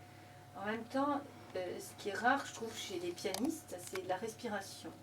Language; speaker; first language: French; native; French